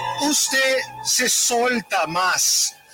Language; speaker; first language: Spanish; non-native, learner; Portuguese